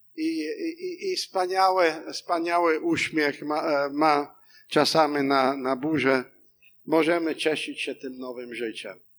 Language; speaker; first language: Polish; non-native, fluent; English